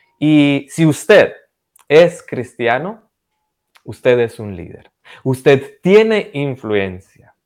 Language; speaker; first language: Spanish; non-native, fluent; Romanian